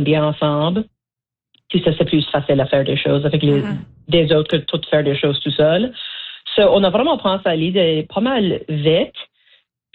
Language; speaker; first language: French; native; French